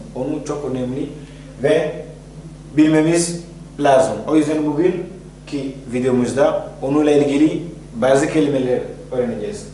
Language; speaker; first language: Turkish; non-native, fluent; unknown